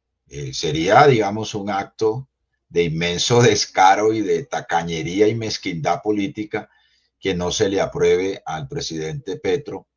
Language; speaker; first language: Spanish; native; Spanish